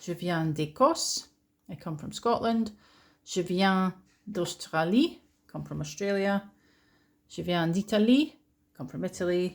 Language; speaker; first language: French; non-native, fluent; English